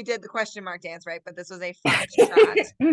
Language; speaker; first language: English; native; English